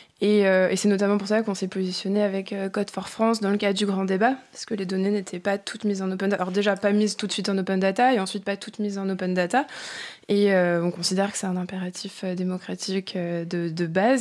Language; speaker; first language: French; native; French